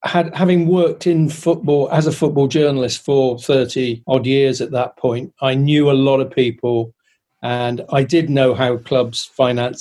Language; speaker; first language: English; native; English